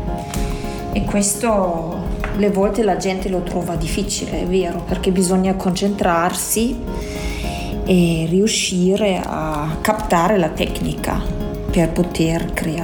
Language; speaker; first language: Italian; non-native, fluent; German